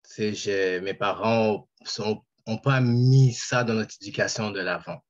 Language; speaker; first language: French; native; French